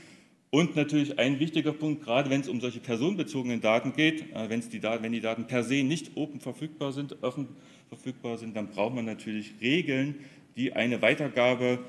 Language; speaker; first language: German; native; German